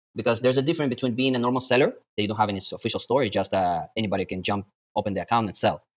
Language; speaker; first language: English; non-native, fluent; Latvian